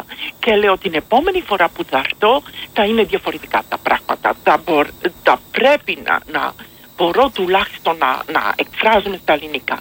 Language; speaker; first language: Greek; non-native, fluent; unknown